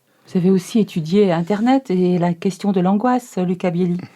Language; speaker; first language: French; native; French